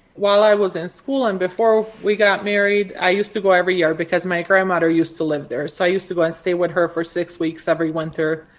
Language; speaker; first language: English; early bilingual, other home language; Croatian